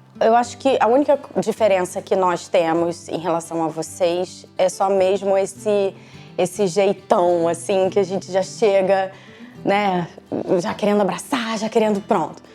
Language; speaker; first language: Portuguese; native; Portuguese